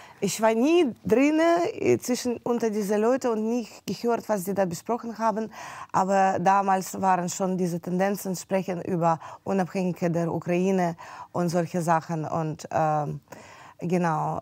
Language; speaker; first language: German; non-native, fluent; Russian